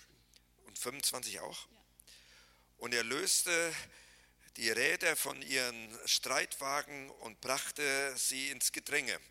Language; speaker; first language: German; native; German